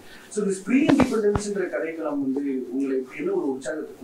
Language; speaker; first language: Tamil; native; Tamil